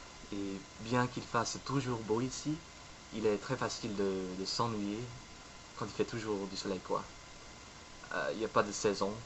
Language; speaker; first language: French; non-native, fluent; English